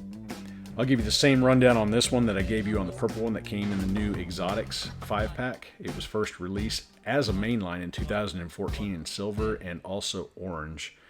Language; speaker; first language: English; native; English